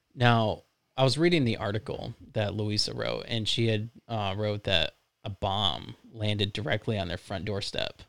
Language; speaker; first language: English; native; English